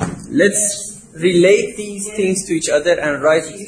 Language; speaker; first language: English; non-native, fluent; Persian